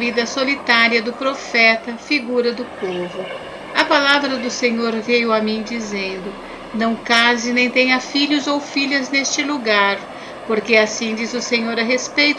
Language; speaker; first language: Portuguese; native; Portuguese